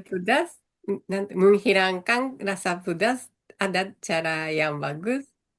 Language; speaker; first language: Indonesian; non-native, learner; Japanese